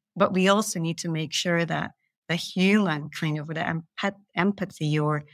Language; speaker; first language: English; non-native, fluent; Dutch